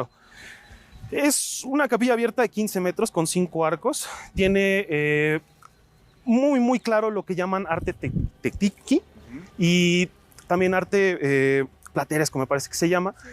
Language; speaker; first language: Spanish; native; Spanish